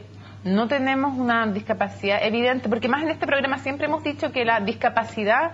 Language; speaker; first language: Spanish; native; Spanish